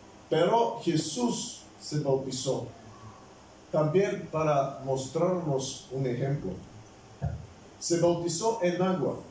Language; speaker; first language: Spanish; non-native, fluent; Bulgarian